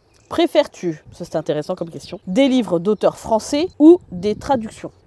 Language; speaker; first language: French; native; French